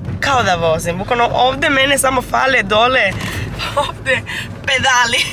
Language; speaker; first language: Bosnian; early bilingual, heritage; Bosnian